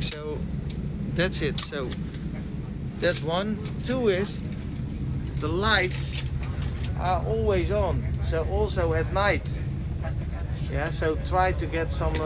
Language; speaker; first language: English; non-native, learner; Dutch